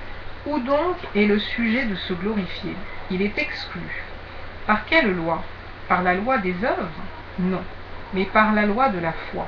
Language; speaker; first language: French; native; French